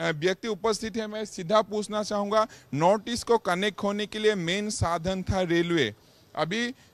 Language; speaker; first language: Hindi; non-native, local second language; Assamese